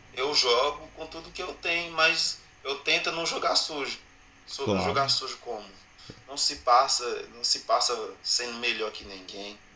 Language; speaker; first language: Portuguese; non-native, fluent; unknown